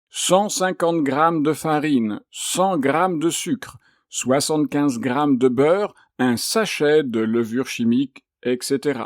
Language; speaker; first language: French; native; French